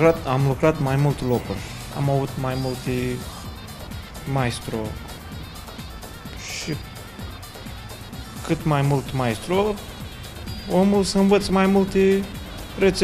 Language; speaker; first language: Romanian; non-native, learner; Turkish